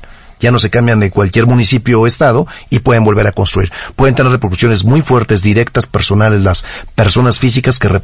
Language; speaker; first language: Spanish; native; Spanish